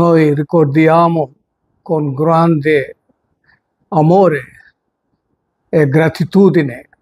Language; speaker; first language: Italian; non-native, fluent; Telugu